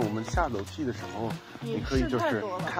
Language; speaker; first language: Chinese; non-native, fluent; English